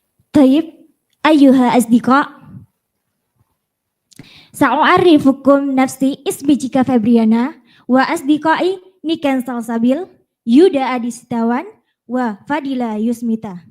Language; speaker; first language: Arabic; non-native, learner; Indonesian